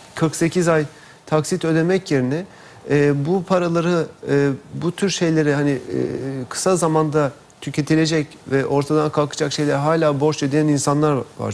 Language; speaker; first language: Turkish; native; Turkish